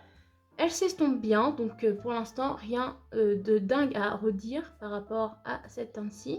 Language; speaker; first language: French; native; French